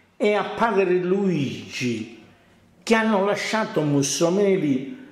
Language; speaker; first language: Italian; native; Italian